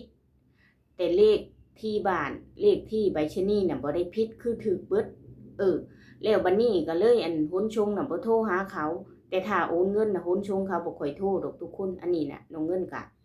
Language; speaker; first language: Thai; non-native, local second language; Lao